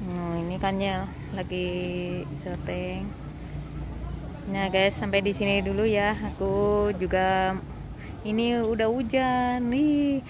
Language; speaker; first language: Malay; non-native, local second language; Javanese